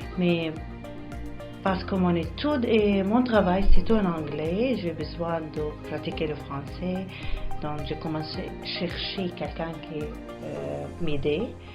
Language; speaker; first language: French; non-native, learner; Arabic